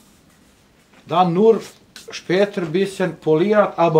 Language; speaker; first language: German; non-native, learner; Croatian